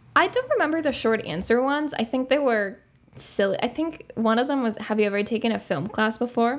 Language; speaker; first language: English; non-native, fluent; Spanish